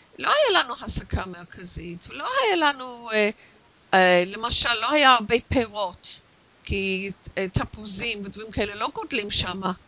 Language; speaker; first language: Hebrew; non-native, fluent; English